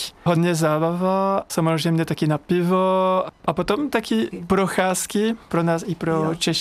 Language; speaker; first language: Czech; non-native, learner; French